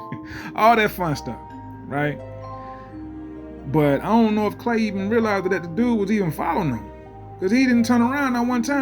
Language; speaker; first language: English; native; English